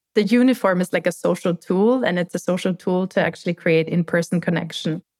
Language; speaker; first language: English; non-native, fluent; German